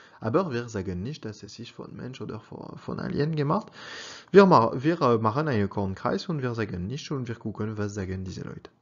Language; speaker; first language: German; non-native, learner; French